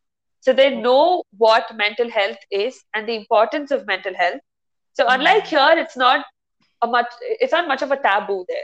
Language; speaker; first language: English; non-native, local second language; Tamil